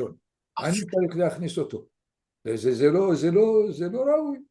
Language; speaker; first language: Hebrew; non-native, fluent; French